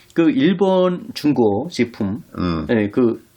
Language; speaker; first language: Korean; native; Korean